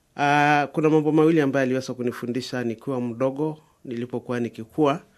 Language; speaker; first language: Swahili; non-native, local second language; Masai